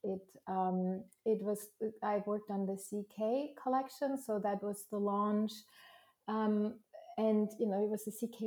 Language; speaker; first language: English; non-native, fluent; German